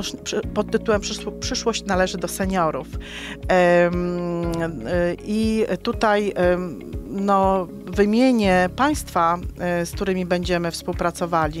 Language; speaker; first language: Polish; native; Polish